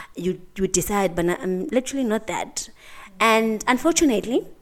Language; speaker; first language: English; non-native, local second language; Xhosa